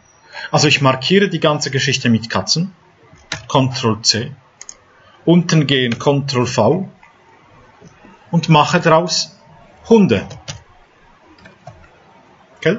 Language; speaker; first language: German; non-native, fluent; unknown